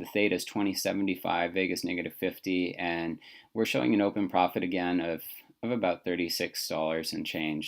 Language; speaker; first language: English; native; English